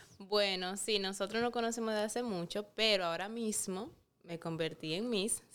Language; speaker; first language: Spanish; native; Spanish